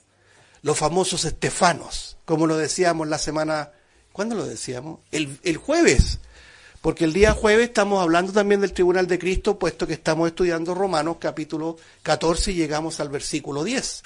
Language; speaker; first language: Spanish; native; Spanish